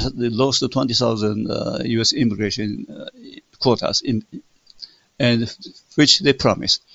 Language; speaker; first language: English; non-native, fluent; Min Nan Chinese